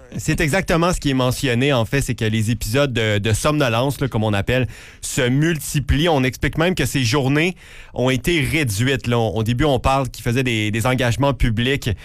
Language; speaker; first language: French; native; French